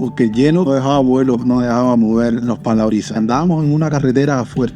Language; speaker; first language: Spanish; native; Spanish